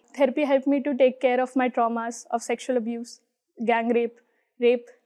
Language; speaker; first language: English; non-native, local second language; Hindi